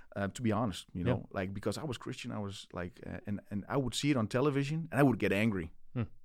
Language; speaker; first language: English; non-native, fluent; Dutch